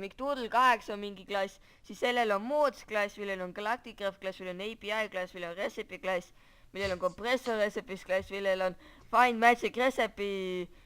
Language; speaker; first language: Estonian; native; Estonian